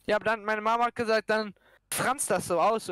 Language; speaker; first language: German; native; German